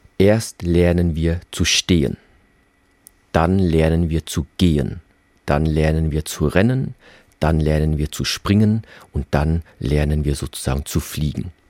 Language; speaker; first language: German; early bilingual, other home language; Vietnamese